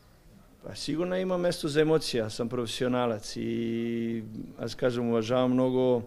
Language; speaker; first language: Bulgarian; non-native, learner; Serbian